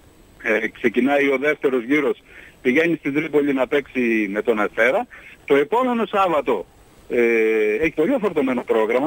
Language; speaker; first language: Greek; native; Greek